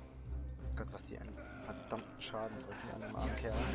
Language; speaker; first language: German; native; German